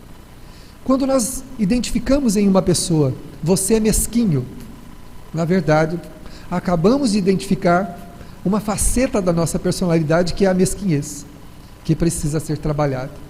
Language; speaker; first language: Portuguese; native; Portuguese